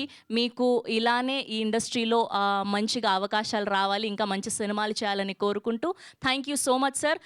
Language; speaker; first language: Telugu; native; Telugu